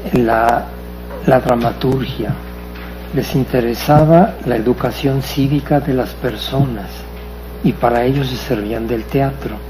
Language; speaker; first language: Spanish; native; Spanish